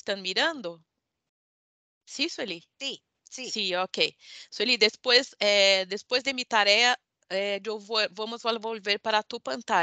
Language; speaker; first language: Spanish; non-native, learner; Portuguese